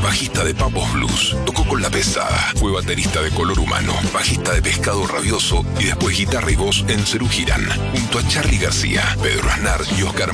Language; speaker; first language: Spanish; native; Spanish